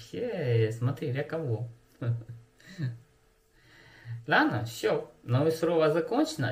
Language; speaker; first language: Russian; non-native, learner; Chinese